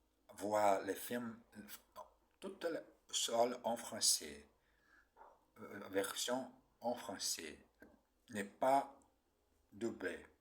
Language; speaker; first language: French; non-native, learner; Portuguese